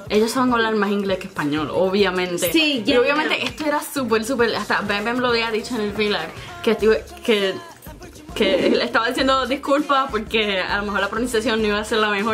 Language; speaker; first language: Spanish; early bilingual, heritage; Spanish